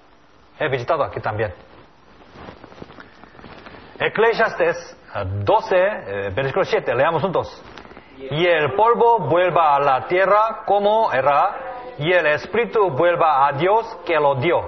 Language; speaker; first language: Spanish; non-native, learner; Korean